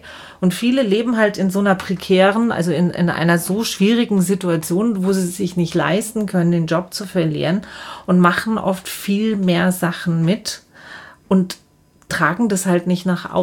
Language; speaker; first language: German; native; German